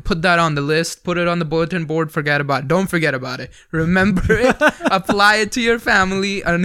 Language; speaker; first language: English; early bilingual, other home language; Punjabi